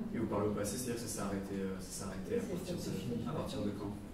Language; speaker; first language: French; native; French